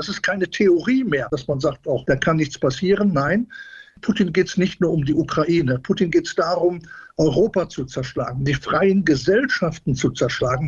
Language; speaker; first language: German; native; German